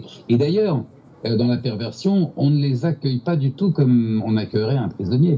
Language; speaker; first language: French; native; French